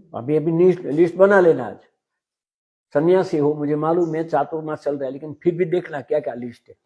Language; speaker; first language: Hindi; non-native, local second language; Gujarati